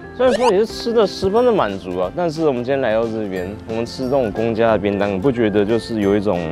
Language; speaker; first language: Chinese; native; Chinese